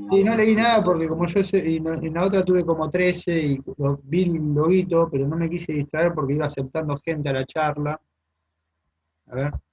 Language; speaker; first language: Spanish; native; Spanish